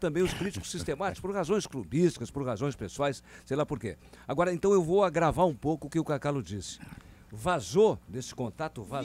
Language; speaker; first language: Portuguese; native; Portuguese